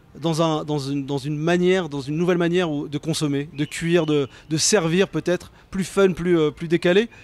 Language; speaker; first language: French; native; French